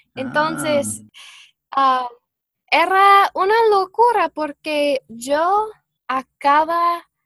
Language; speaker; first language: Spanish; non-native, fluent; English